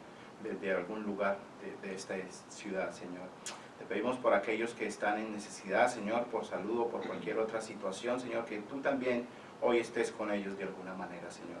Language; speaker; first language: Spanish; native; Spanish